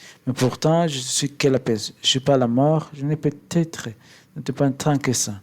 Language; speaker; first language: French; non-native, learner; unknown